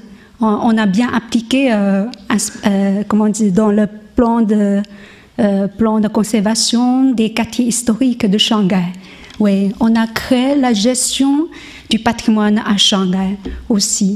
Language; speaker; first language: French; non-native, learner; Chinese